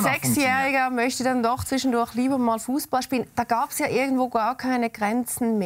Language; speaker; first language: German; native; German